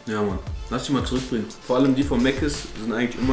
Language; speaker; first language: German; native; German